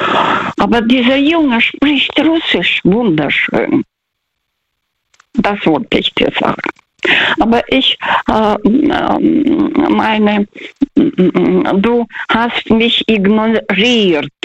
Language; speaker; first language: German; early bilingual, heritage; Russian